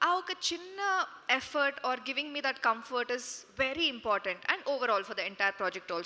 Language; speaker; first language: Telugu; non-native, fluent; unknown